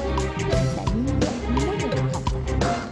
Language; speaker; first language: French; native; French